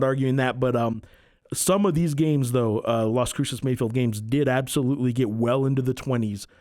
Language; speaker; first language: English; native; English